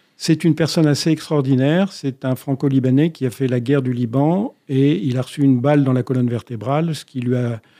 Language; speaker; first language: French; native; French